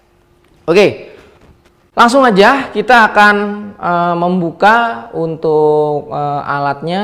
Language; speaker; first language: Indonesian; native; Indonesian